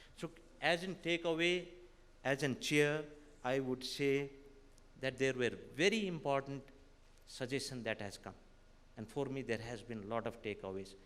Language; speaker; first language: English; non-native, local second language; Nepali